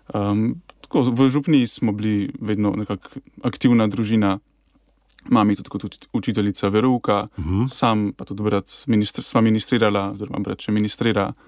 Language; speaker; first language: Slovenian; native; Slovenian